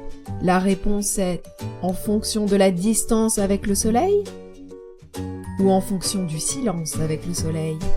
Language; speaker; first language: French; native; French